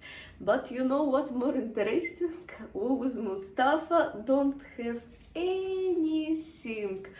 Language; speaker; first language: English; non-native, learner; Arabic